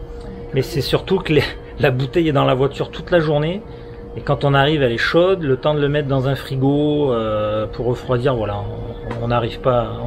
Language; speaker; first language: French; native; French